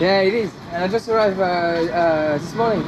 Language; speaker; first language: English; non-native, learner; French